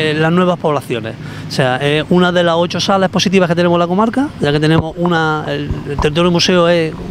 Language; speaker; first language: Spanish; native; Spanish